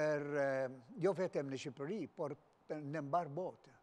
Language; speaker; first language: Albanian; non-native, fluent; Maltese